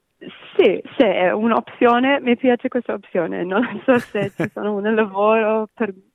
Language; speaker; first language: Italian; non-native, learner; English